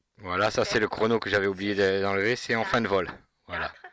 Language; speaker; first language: French; native; French